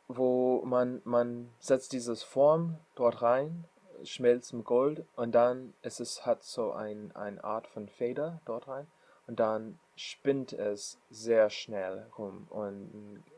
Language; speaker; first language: German; non-native, learner; English